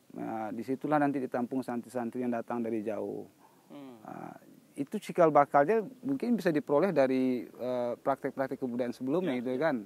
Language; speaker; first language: Indonesian; non-native, local second language; Minangkabau